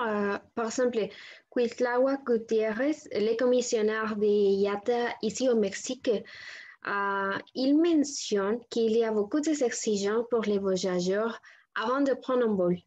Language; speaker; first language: French; non-native, learner; Spanish